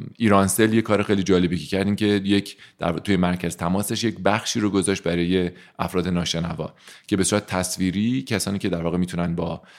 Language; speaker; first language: Persian; native; Persian